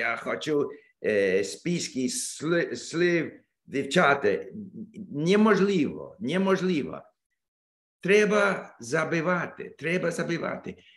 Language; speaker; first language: Ukrainian; non-native, learner; English